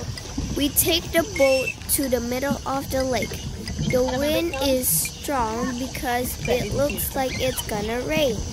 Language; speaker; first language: English; non-native, fluent; Indonesian